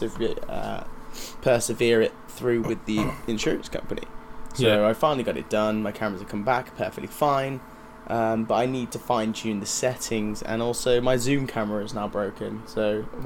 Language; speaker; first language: English; native; English